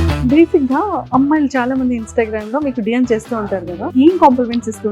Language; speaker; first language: Telugu; native; Telugu